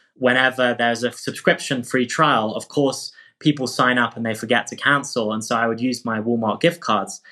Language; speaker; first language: English; native; English